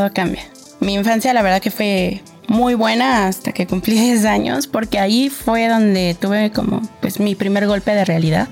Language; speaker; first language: Spanish; native; Spanish